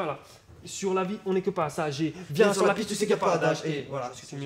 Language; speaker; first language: French; native; French